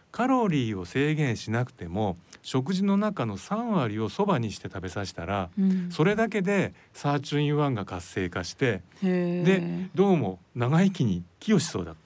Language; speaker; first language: Japanese; native; Japanese